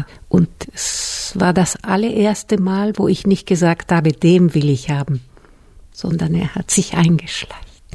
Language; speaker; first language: German; non-native, fluent; Spanish